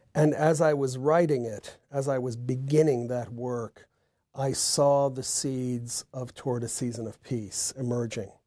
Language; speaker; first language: English; native; English